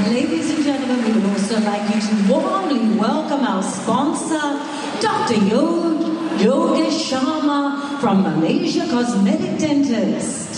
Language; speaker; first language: English; native; English